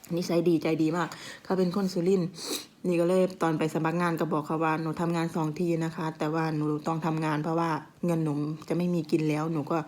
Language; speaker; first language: Thai; native; Thai